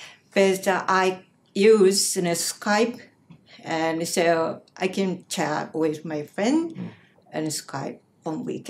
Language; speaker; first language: English; non-native, learner; Japanese